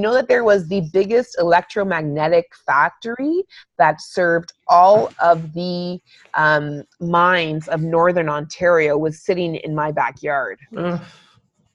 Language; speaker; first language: English; native; English